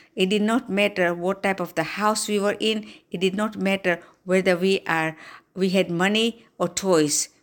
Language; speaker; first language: English; non-native, local second language; Gujarati